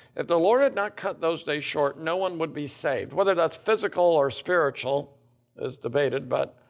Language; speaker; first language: English; native; English